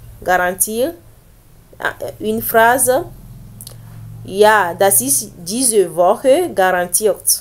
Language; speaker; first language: German; non-native, learner; French